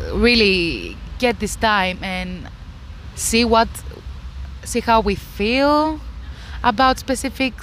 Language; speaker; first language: English; non-native, fluent; Greek